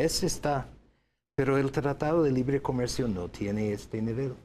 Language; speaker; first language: Spanish; non-native, fluent; English